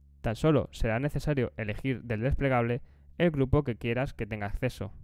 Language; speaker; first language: Spanish; native; Spanish